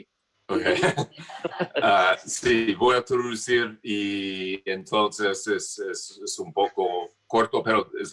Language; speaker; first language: Spanish; non-native, fluent; English